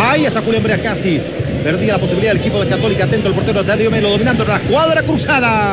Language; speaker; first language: Spanish; native; Spanish